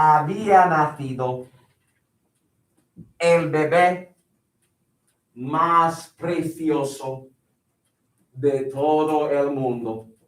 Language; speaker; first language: Spanish; non-native, fluent; English